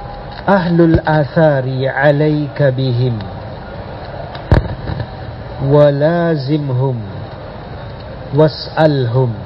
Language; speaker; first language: Arabic; non-native, fluent; Indonesian